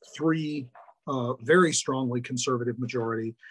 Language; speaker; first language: English; native; English